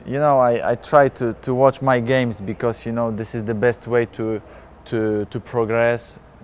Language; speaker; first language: English; non-native, fluent; Polish